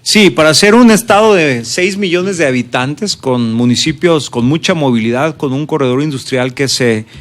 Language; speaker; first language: Spanish; native; Spanish